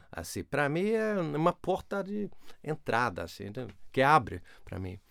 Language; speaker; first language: Portuguese; non-native, fluent; Swedish